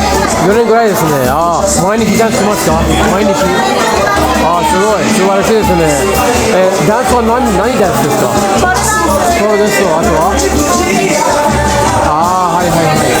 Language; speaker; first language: Japanese; non-native, learner; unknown